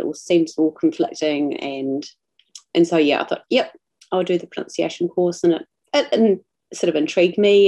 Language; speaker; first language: English; native; English